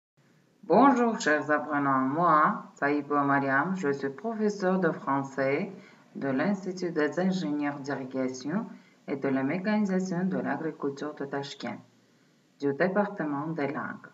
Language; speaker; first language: French; non-native, fluent; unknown